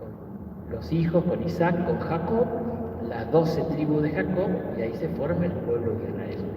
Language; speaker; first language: Spanish; native; Spanish